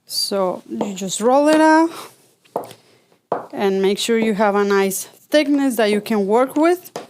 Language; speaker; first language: English; non-native, fluent; Spanish